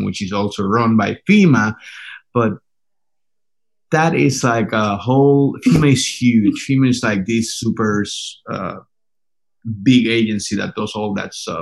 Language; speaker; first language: English; non-native, fluent; Spanish